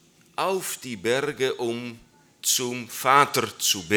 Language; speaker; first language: German; non-native, learner; Dutch